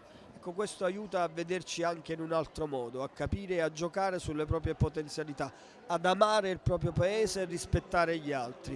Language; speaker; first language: Italian; native; Italian